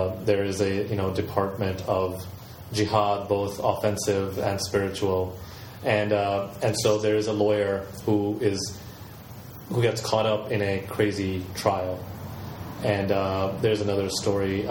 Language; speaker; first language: English; native; English